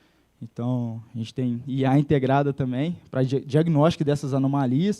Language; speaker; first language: Portuguese; native; Portuguese